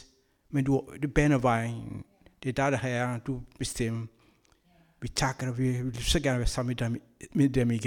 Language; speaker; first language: Danish; non-native, learner; Kabuverdianu